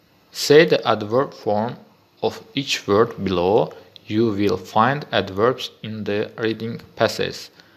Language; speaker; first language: English; non-native, fluent; Azerbaijani